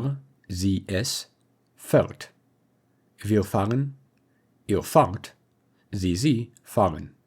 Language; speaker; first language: German; non-native, fluent; English